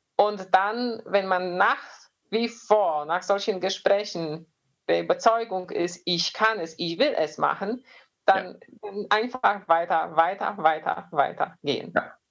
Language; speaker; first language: German; non-native, fluent; Polish